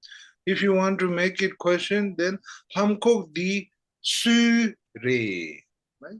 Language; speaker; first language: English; non-native, fluent; Tibetan